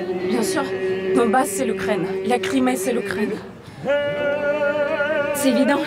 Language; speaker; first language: French; non-native, fluent; Russian